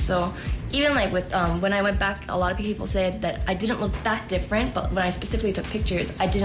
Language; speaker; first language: English; native; English